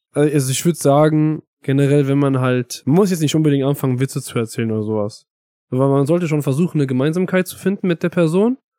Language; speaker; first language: German; native; German